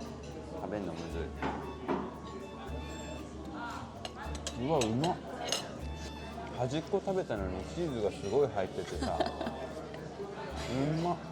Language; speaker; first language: Japanese; native; Japanese